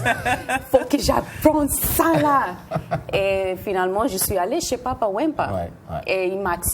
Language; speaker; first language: French; non-native, fluent; Spanish